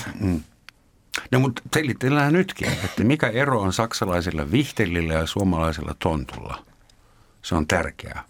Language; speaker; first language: Finnish; non-native, fluent; German